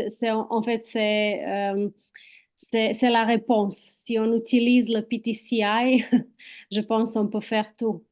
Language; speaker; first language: French; non-native, fluent; Croatian